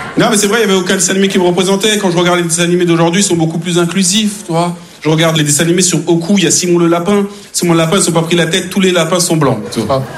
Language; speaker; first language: French; early bilingual, other home language; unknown